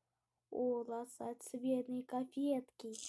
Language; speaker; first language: Russian; early bilingual, heritage; Russian